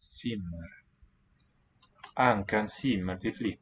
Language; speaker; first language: Swedish; non-native, learner; English